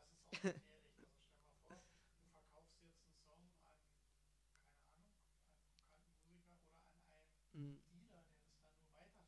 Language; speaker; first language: German; native; German